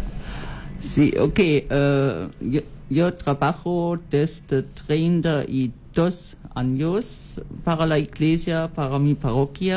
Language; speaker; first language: Spanish; non-native, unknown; German